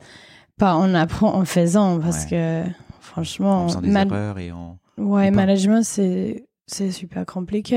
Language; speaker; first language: French; non-native, fluent; English